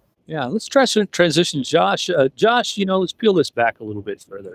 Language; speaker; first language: English; native; English